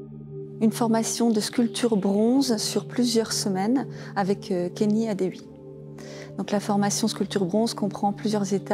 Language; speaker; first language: French; native; French